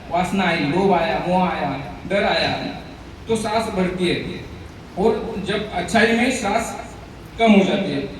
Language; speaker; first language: Hindi; non-native, local second language; Marathi